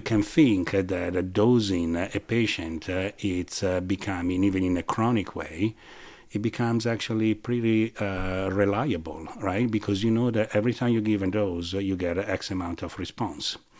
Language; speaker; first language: English; non-native, fluent; Italian